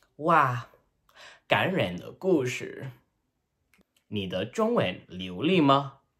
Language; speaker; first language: Chinese; non-native, learner; English